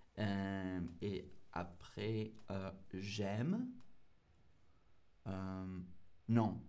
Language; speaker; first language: French; non-native, learner; English